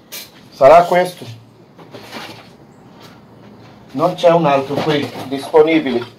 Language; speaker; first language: Italian; non-native, learner; Portuguese